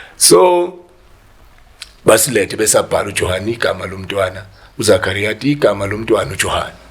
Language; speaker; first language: Zulu; native; Zulu